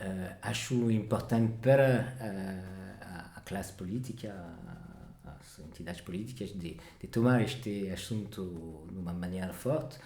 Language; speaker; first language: Portuguese; non-native, fluent; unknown